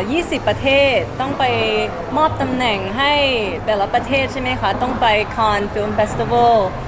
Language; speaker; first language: Thai; early bilingual, heritage; Thai